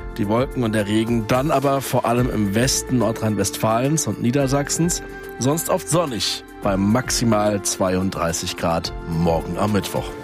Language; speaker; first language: German; native; German